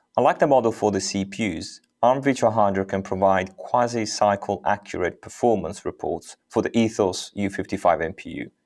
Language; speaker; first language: English; non-native, fluent; Italian